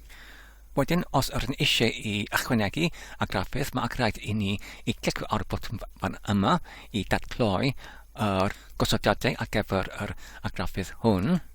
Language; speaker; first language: Welsh; non-native, learner; English